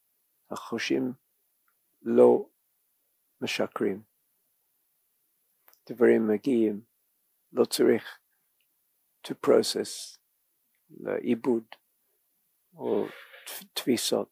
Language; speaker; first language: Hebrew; non-native, learner; English